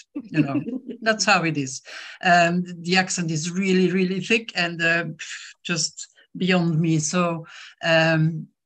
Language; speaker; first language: English; non-native, fluent; French